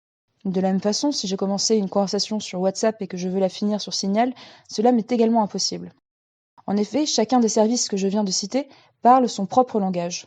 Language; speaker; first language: French; native; French